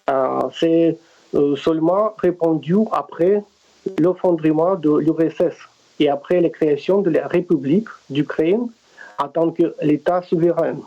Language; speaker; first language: French; non-native, fluent; Russian